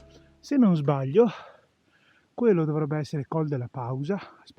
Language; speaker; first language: Italian; native; Italian